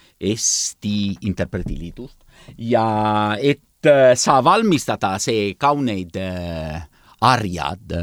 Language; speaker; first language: Estonian; non-native, learner; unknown